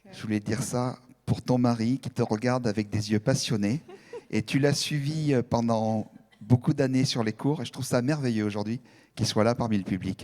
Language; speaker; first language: French; native; French